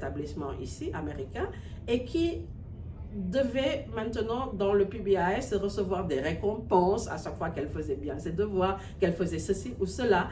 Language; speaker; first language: French; non-native, local second language; Wolof